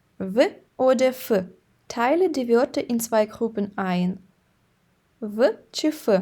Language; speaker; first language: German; non-native, fluent; Ukrainian